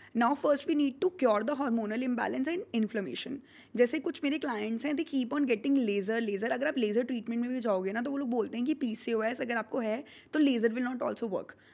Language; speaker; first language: Hindi; native; Hindi